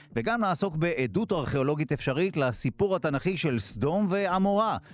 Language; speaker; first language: Hebrew; native; Hebrew